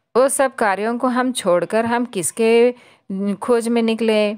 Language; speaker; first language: Hindi; non-native, local second language; Telugu